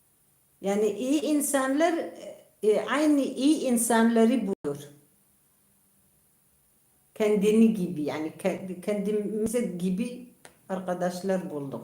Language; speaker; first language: Turkish; non-native, local second language; Kurdish